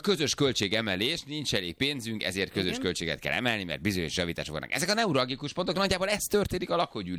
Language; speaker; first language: Hungarian; native; Hungarian